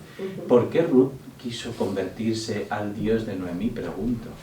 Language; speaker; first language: Spanish; native; Spanish